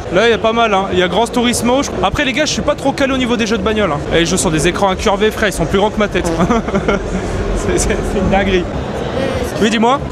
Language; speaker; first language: French; native; French